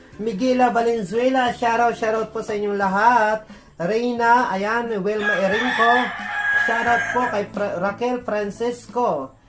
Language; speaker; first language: Filipino; non-native, local second language; Waray